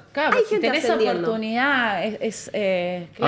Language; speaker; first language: Spanish; native; Spanish